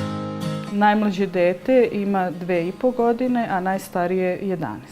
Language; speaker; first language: Serbian; native; Serbian